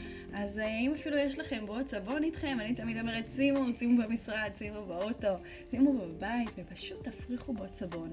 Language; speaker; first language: Hebrew; native; Hebrew